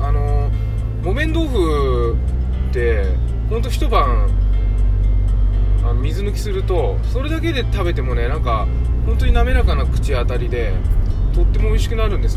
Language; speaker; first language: Japanese; native; Japanese